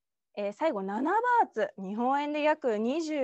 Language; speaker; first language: Japanese; native; Japanese